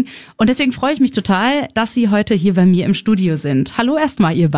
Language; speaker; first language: German; native; German